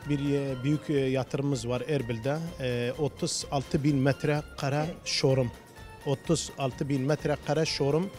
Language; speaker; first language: Turkish; non-native, fluent; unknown